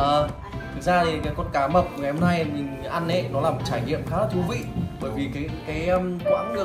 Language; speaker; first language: Vietnamese; native; Vietnamese